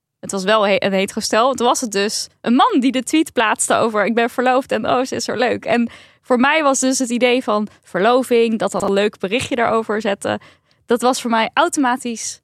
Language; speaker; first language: Dutch; native; Dutch